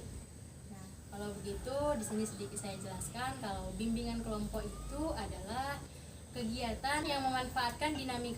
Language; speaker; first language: Indonesian; native; Indonesian